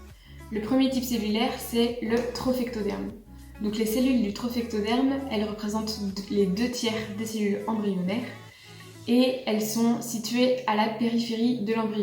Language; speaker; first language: French; native; French